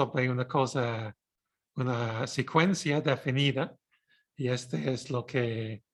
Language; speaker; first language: Spanish; non-native, fluent; English